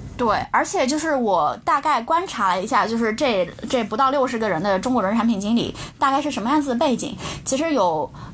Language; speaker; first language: Chinese; native; Chinese